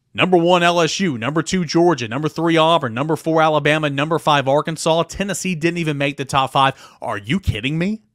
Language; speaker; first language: English; native; English